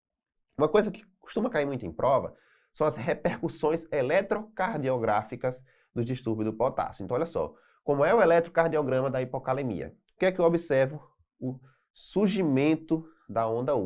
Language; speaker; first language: Portuguese; native; Portuguese